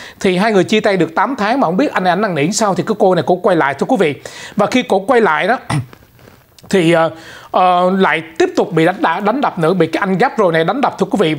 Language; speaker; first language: Vietnamese; early bilingual, heritage; Vietnamese